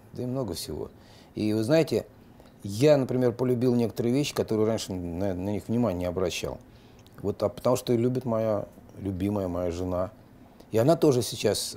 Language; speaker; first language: Russian; native; Russian